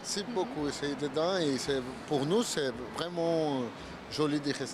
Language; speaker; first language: French; non-native, learner; Spanish